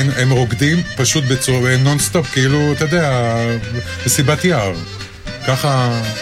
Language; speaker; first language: Hebrew; early bilingual, other home language; Russian